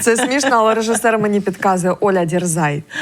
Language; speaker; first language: Ukrainian; native; Ukrainian